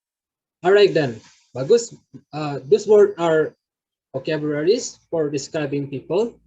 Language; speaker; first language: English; non-native, learner; Indonesian